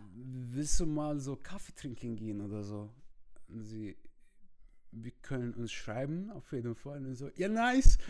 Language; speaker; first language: German; non-native, fluent; Arabic